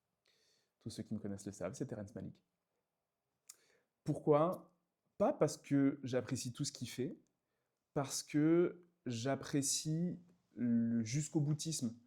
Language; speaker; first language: French; native; French